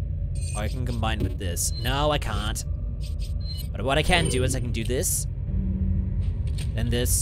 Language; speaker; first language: English; native; English